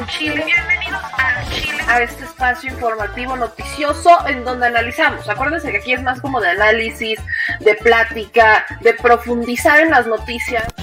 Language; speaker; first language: Spanish; native; Spanish